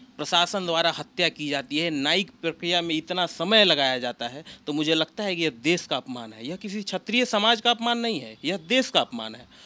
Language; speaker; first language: Hindi; native; Hindi